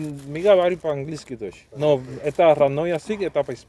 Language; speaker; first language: Russian; non-native, learner; Spanish